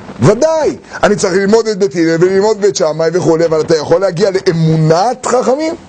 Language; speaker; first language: Hebrew; native; Hebrew